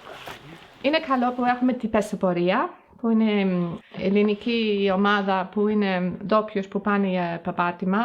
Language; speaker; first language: Greek; non-native, fluent; English